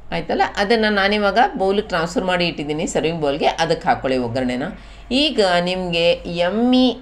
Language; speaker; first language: Kannada; non-native, local second language; Konkani